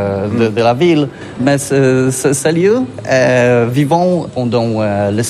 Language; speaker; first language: French; non-native, learner; Polish